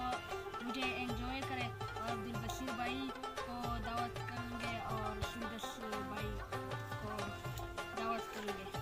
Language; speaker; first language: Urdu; non-native, local second language; Pashto